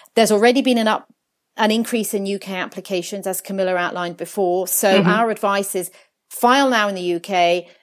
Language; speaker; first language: English; early bilingual, other home language; Italian